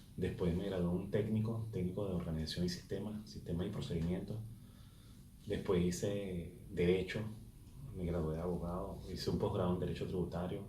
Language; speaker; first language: Spanish; native; Spanish